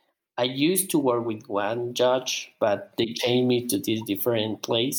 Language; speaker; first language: English; non-native, learner; Spanish